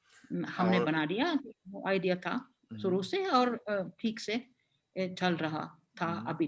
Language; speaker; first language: Hindi; non-native, fluent; Finnish